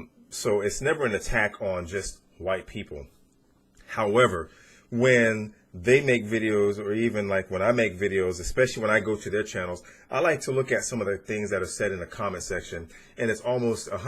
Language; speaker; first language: English; native; English